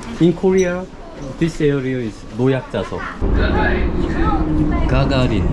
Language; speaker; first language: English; non-native, learner; Korean